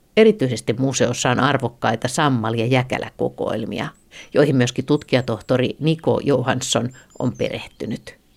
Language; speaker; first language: Finnish; native; Finnish